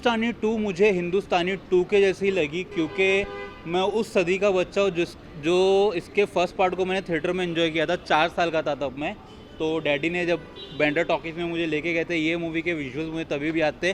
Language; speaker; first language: Hindi; native; Hindi